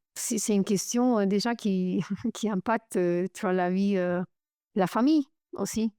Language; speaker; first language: French; non-native, fluent; Romanian